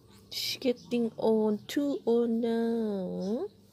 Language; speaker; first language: English; non-native, learner; Thai